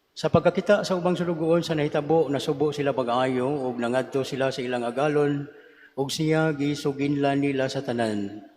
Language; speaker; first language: Cebuano; native; Cebuano